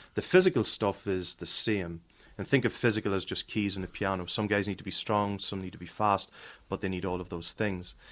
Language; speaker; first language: English; native; English